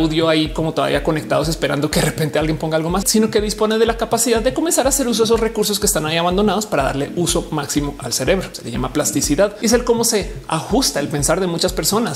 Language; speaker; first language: Spanish; native; Spanish